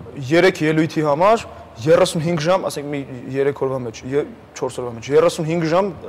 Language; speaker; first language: Armenian; native; Armenian